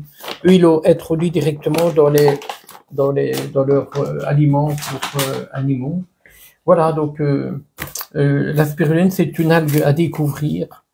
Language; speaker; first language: French; native; French